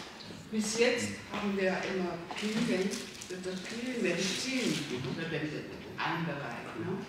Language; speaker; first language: German; non-native, learner; Korean